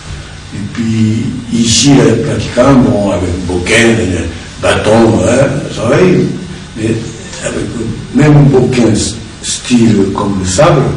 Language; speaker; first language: French; non-native, learner; Japanese